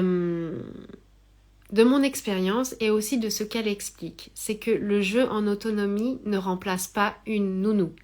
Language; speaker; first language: French; native; French